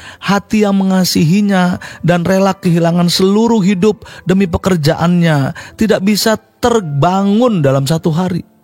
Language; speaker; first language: Indonesian; native; Indonesian